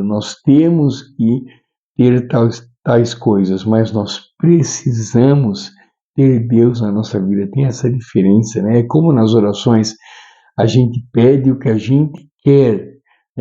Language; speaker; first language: Portuguese; native; Portuguese